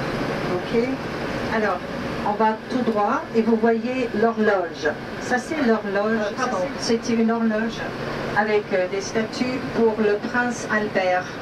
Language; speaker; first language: French; non-native, fluent; English